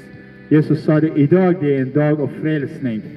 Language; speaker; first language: Swedish; non-native, learner; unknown